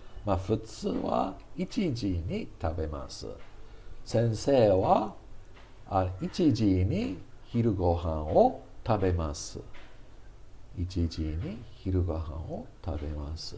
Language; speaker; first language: Japanese; non-native, fluent; English